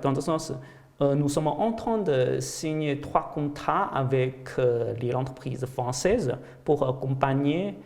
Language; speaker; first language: French; non-native, fluent; Chinese